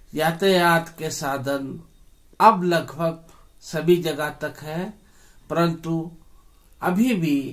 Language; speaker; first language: Hindi; native; Hindi